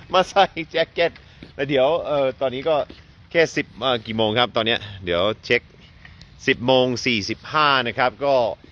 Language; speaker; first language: Thai; non-native, fluent; English